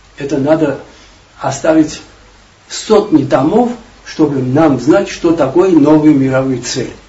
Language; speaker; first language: Russian; non-native, local second language; Georgian